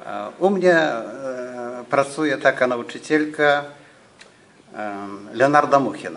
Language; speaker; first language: Polish; non-native, fluent; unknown